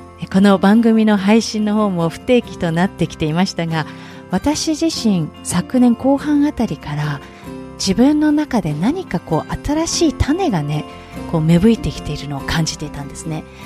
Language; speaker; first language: Japanese; native; Japanese